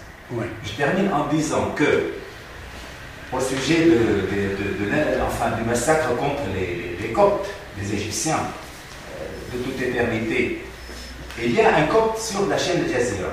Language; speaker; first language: French; non-native, fluent; Arabic